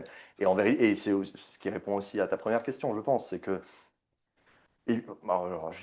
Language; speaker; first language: French; native; French